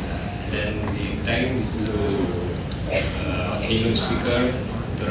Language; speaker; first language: English; non-native, learner; Indonesian